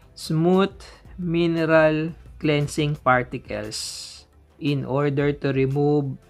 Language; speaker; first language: English; non-native, local second language; Filipino